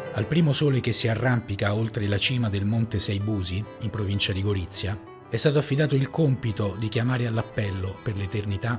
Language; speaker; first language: Italian; native; Italian